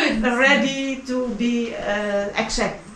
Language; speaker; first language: English; non-native, learner; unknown